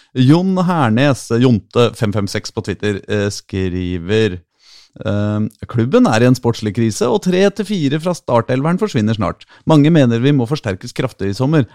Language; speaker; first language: Norwegian; native; Norwegian